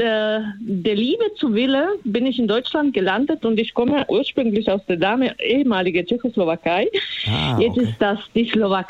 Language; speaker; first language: German; non-native, fluent; Slovak